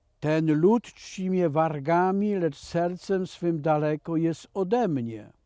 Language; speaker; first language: Polish; native; Polish